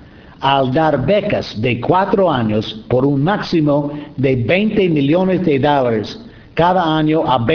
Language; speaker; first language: Spanish; non-native, fluent; English